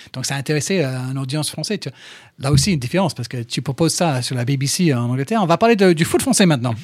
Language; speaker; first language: French; non-native, fluent; English